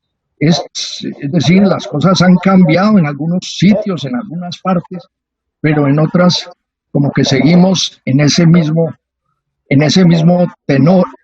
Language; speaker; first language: Spanish; native; Spanish